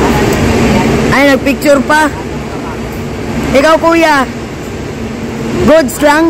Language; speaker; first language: Filipino; non-native, local second language; Cebuano